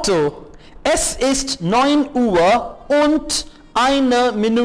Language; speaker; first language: German; non-native, fluent; Urdu